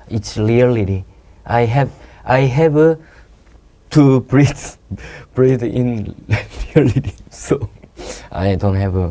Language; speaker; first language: English; non-native, learner; Korean